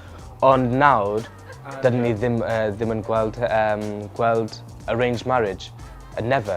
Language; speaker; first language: Welsh; non-native, local second language; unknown